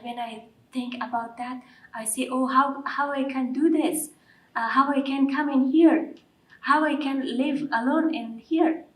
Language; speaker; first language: English; non-native, learner; Persian